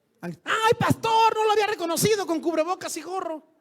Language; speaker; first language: Spanish; native; Spanish